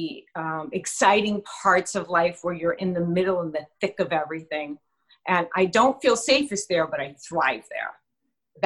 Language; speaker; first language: English; native; English